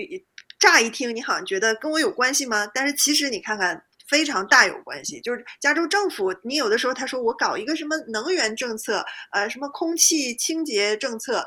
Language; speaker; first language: Chinese; native; Chinese